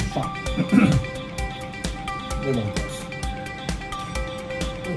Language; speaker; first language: Japanese; native; Japanese